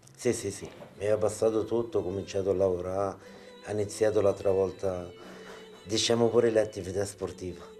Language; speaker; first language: Italian; non-native, learner; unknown